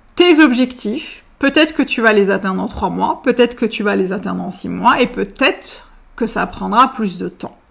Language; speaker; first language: French; native; French